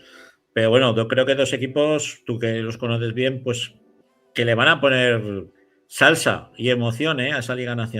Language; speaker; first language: Spanish; native; Spanish